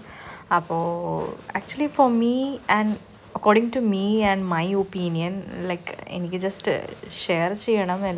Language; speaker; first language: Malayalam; non-native, learner; Hindi